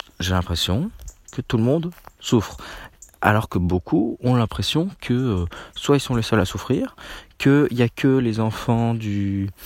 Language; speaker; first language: French; native; French